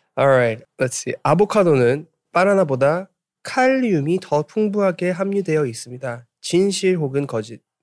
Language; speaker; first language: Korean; early bilingual, heritage; Korean